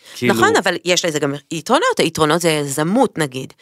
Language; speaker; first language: Hebrew; native; Hebrew